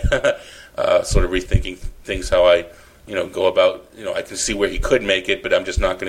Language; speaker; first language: English; native; English